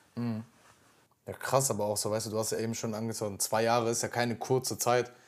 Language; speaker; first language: German; early bilingual, other home language; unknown